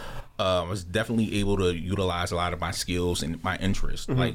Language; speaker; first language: English; native; English